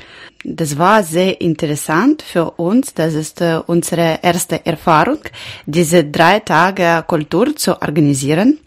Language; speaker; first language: German; non-native, learner; Ukrainian